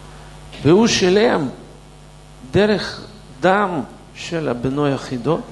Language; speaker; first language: Hebrew; non-native, fluent; Russian